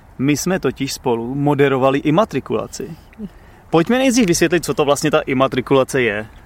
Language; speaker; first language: Czech; native; Czech